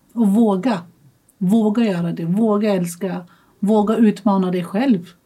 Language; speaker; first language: Swedish; early bilingual, other home language; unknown